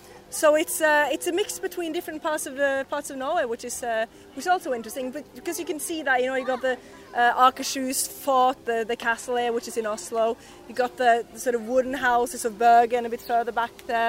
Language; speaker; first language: English; non-native, fluent; Norwegian